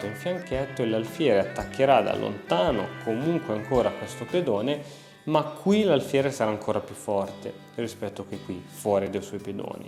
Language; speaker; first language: Italian; native; Italian